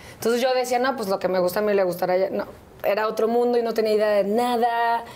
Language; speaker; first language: Spanish; native; Spanish